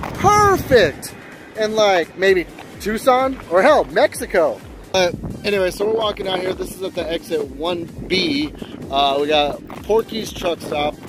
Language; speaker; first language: English; native; English